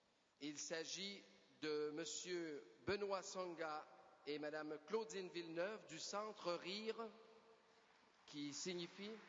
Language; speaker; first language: French; native; French